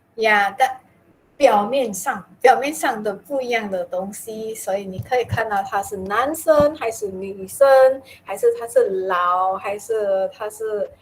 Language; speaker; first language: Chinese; non-native, local second language; Min Nan Chinese